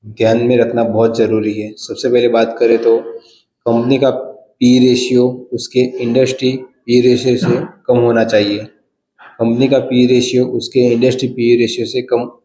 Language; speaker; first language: Hindi; non-native, local second language; Gujarati